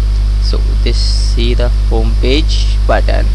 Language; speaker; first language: English; non-native, learner; Hindi